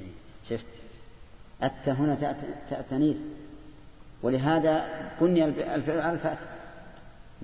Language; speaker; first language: Arabic; native; Arabic